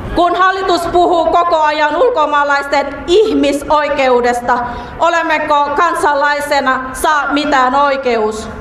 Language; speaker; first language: Finnish; non-native, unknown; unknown